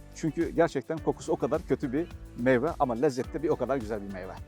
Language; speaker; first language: Turkish; native; Turkish